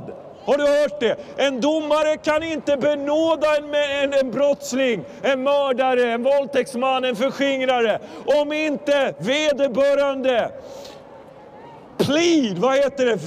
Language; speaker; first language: Swedish; non-native, fluent; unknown